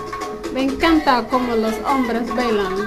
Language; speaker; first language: Spanish; non-native, learner; Somali